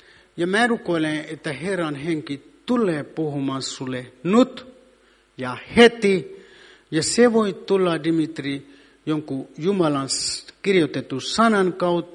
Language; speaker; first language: Finnish; non-native, fluent; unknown